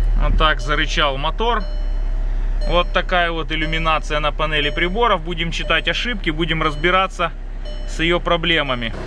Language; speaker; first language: Russian; native; Russian